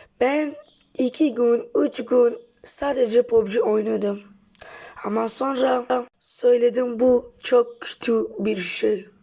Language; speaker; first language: Turkish; non-native, learner; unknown